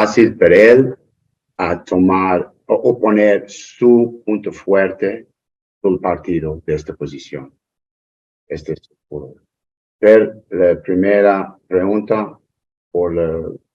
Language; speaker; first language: Spanish; non-native, learner; English